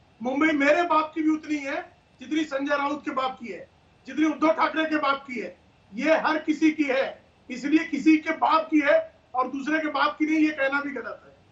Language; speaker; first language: Hindi; native; Hindi